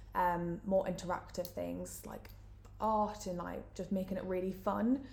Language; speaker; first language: English; native; English